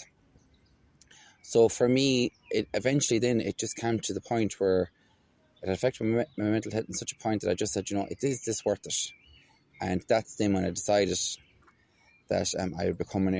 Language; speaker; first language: English; native; English